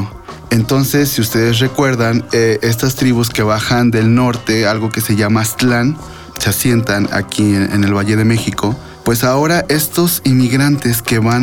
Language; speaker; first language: Spanish; native; Spanish